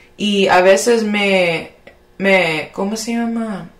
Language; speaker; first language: Spanish; early bilingual, heritage; Spanish